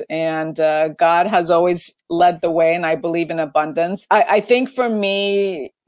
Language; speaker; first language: English; native; English